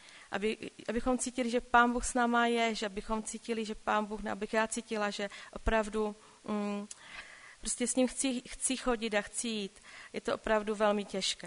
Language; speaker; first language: Czech; non-native, local second language; Polish